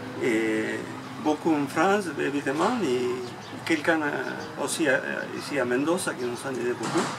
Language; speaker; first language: French; non-native, fluent; Spanish